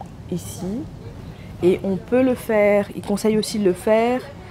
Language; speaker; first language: French; non-native, local second language; Morisyen